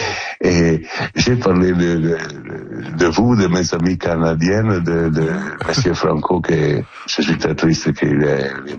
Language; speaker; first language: French; non-native, learner; Italian